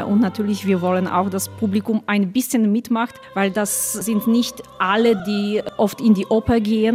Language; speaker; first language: German; non-native, fluent; Polish